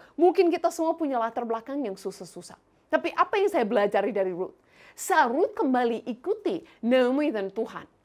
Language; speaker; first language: Indonesian; non-native, fluent; English